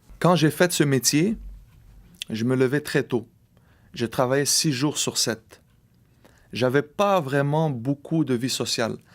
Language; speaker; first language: French; early bilingual, other home language; Arabic